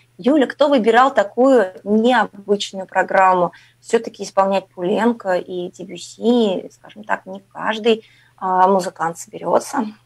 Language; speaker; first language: Russian; native; Russian